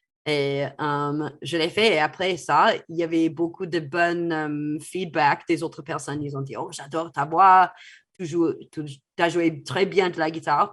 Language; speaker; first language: French; non-native, fluent; English